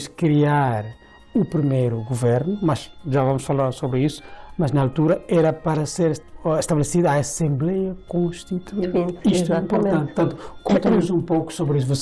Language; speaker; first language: Portuguese; non-native, local second language; Tetum